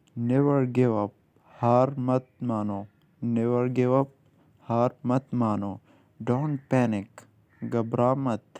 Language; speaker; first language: Urdu; native; Urdu